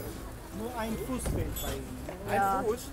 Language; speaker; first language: German; non-native, learner; Turkish